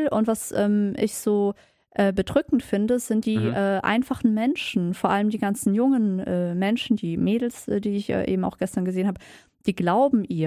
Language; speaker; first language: German; native; German